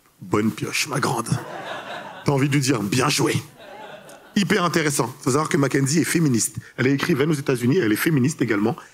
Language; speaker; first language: French; early bilingual, other home language; Haitian Creole